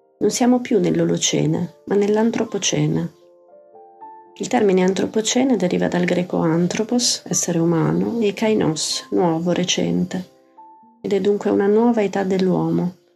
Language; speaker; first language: Italian; native; Italian